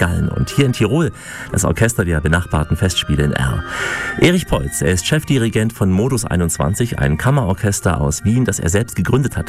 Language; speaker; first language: German; native; German